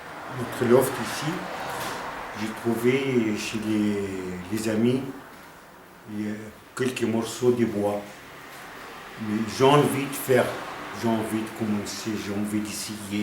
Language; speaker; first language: French; non-native, learner; Arabic